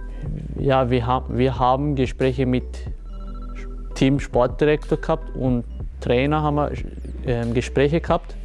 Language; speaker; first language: German; early bilingual, other home language; Turkish